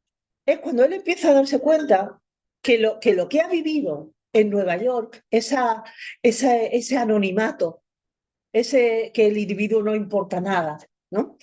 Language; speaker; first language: Spanish; native; Spanish